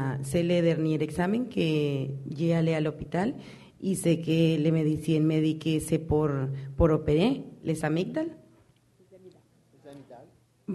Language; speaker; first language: French; non-native, learner; Spanish